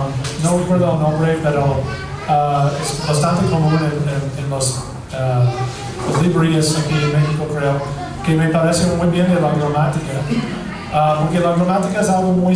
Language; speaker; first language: Spanish; non-native, fluent; English